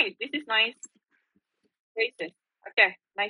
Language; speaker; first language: English; non-native, fluent; Indonesian